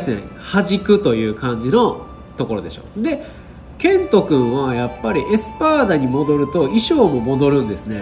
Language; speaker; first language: Japanese; native; Japanese